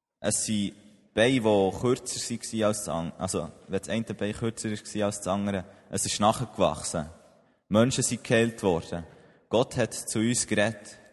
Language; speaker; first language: German; native; German